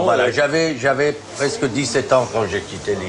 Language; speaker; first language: French; non-native, fluent; Persian